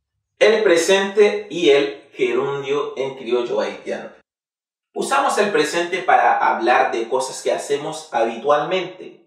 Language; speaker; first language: Spanish; non-native, fluent; Haitian Creole